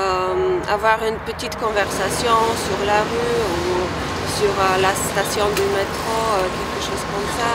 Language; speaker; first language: French; non-native, fluent; Bulgarian